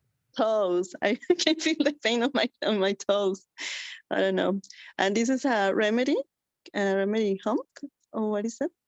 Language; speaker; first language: English; non-native, learner; Spanish